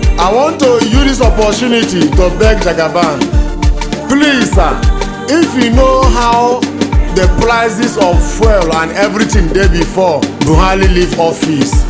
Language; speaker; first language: Nigerian Pidgin; native; Nigerian Pidgin